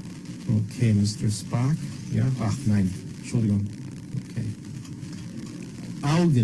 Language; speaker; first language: German; non-native, fluent; English